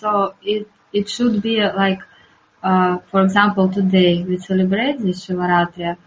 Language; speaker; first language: English; non-native, learner; Russian